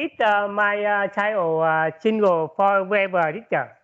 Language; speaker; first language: English; non-native, learner; Vietnamese